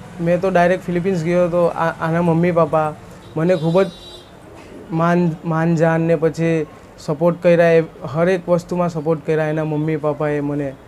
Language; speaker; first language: Gujarati; non-native, local second language; Hindi